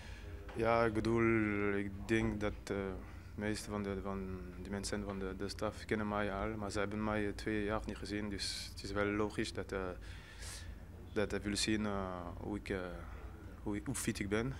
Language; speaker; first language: Dutch; non-native, fluent; French